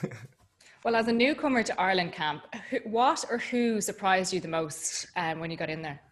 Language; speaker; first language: English; native; English